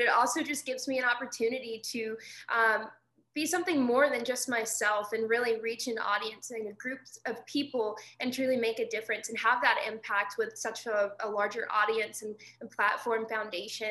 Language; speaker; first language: English; native; English